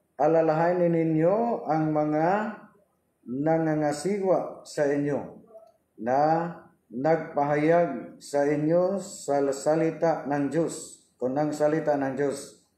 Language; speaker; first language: Filipino; non-native, local second language; Cebuano